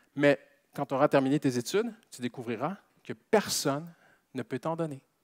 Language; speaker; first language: French; native; French